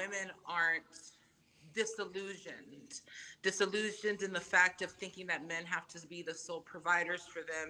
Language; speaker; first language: English; non-native, fluent; Samoan